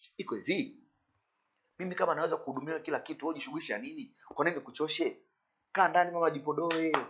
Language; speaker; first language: Swahili; native; Swahili